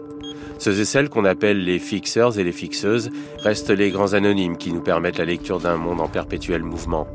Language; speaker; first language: French; native; French